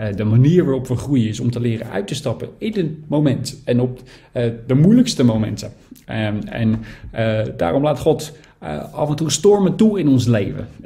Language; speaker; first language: Dutch; native; Dutch